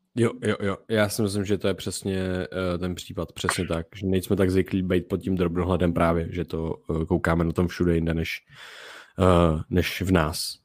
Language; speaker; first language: Czech; native; Czech